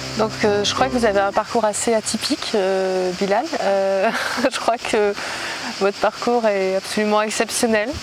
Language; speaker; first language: French; native; French